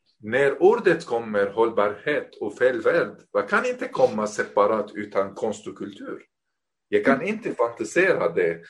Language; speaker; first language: Swedish; non-native, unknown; Arabic